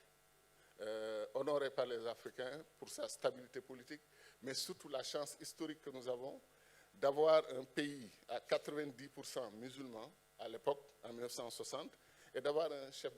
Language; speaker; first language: French; non-native, local second language; Wolof